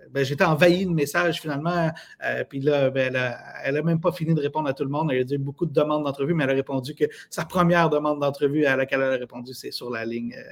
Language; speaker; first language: French; native; French